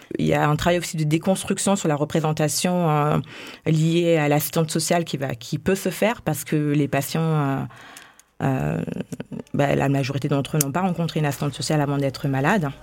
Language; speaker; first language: French; native; French